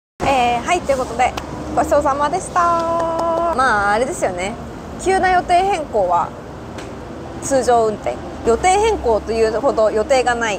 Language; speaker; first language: Japanese; native; Japanese